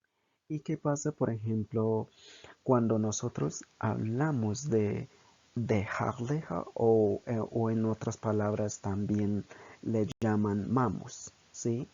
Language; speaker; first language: Spanish; non-native, local second language; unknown